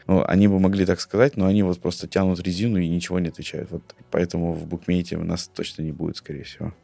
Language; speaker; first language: Russian; native; Russian